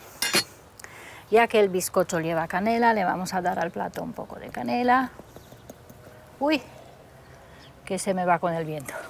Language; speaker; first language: Spanish; non-native, fluent; Romanian